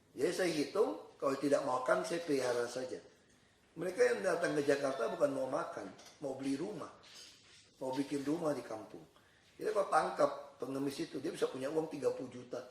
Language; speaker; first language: Indonesian; native; Indonesian